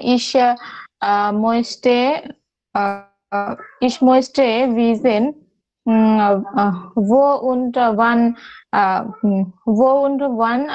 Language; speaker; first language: German; non-native, learner; Bangla